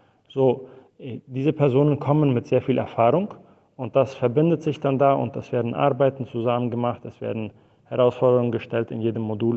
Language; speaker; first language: German; non-native, fluent; Spanish